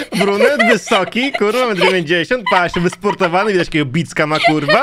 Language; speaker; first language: Polish; native; Polish